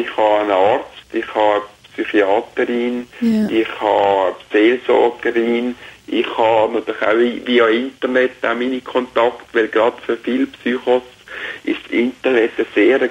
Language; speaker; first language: German; native; German